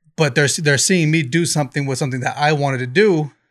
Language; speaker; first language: English; native; English